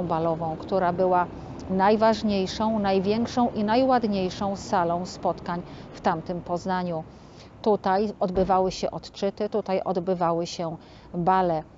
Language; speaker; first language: Polish; native; Polish